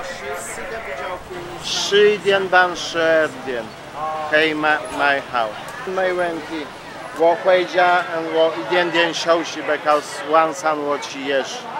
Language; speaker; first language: Chinese; non-native, learner; Polish